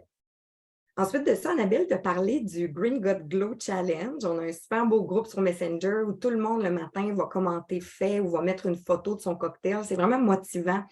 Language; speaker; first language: French; native; French